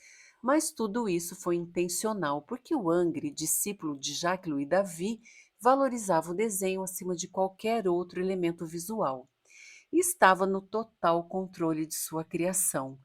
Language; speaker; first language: Portuguese; native; Portuguese